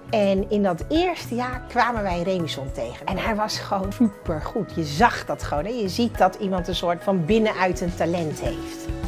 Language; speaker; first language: Dutch; early bilingual, other home language; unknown